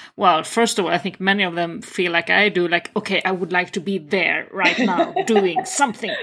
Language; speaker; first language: English; non-native, fluent; Swedish